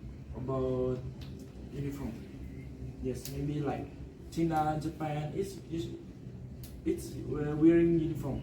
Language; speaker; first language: English; non-native, learner; Indonesian